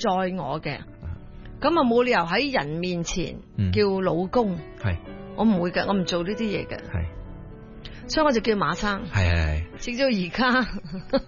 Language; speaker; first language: Cantonese; early bilingual, heritage; Cantonese